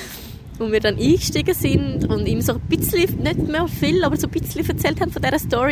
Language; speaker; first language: German; native; German